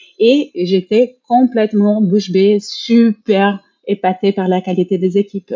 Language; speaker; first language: French; non-native, fluent; Portuguese